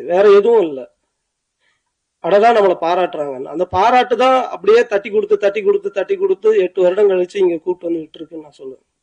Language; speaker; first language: Tamil; native; Tamil